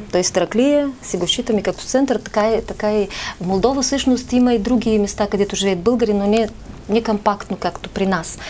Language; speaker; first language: Bulgarian; early bilingual, heritage; Bulgarian